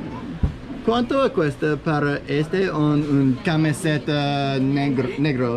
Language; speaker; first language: Spanish; non-native, learner; English